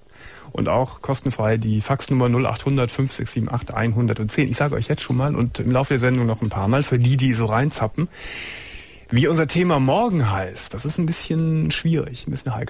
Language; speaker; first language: German; native; German